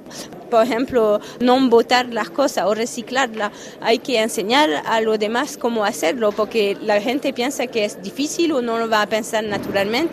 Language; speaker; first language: Spanish; non-native, fluent; French